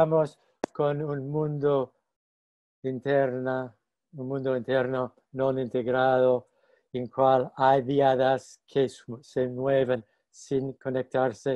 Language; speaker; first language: Spanish; non-native, fluent; English